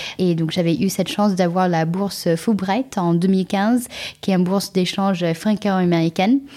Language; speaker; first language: French; non-native, fluent; Chinese